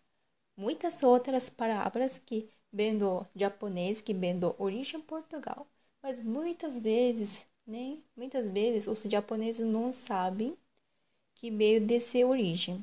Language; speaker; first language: Portuguese; non-native, local second language; Japanese